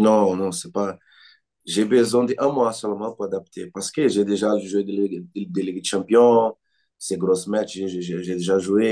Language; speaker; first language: French; non-native, learner; Portuguese